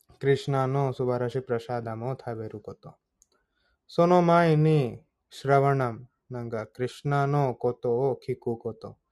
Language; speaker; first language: Japanese; non-native, fluent; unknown